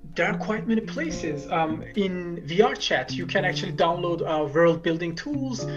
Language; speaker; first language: English; non-native, fluent; Turkish